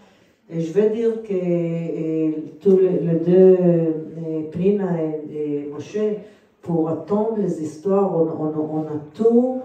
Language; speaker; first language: French; early bilingual, heritage; Hebrew